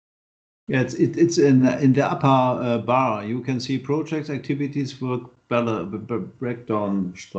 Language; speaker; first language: English; non-native, fluent; German